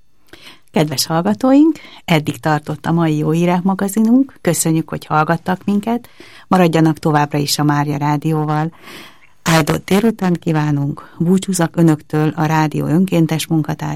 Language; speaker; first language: Hungarian; native; Hungarian